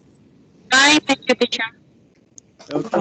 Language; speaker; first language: English; non-native, learner; Spanish